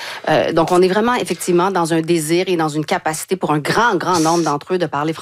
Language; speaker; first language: French; native; French